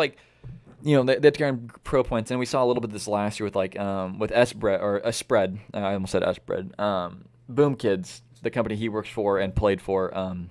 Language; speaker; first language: English; native; English